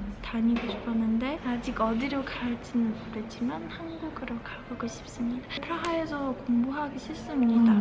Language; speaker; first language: Korean; early bilingual, heritage; Czech